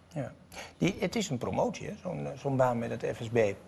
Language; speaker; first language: Dutch; native; Dutch